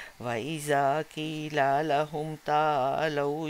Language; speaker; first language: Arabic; non-native, learner; Hindi